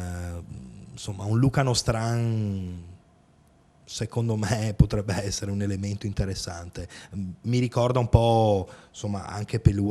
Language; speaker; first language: Italian; native; Italian